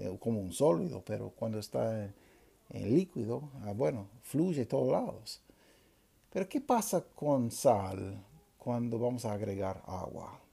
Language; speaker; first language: Spanish; non-native, fluent; English